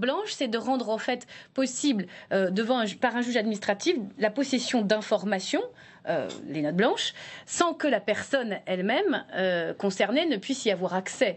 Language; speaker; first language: French; native; French